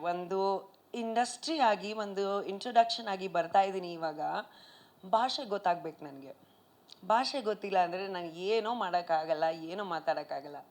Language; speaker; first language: Kannada; non-native, local second language; Punjabi